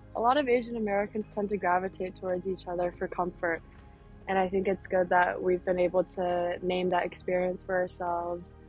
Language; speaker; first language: English; native; English